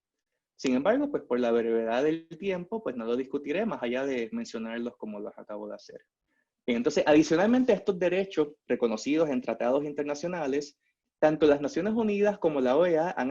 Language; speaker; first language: Spanish; native; Spanish